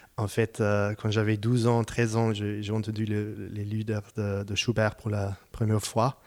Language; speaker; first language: French; non-native, fluent; Hebrew